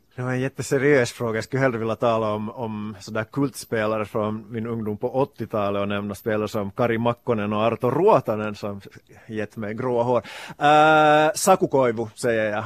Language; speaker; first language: Swedish; native; Swedish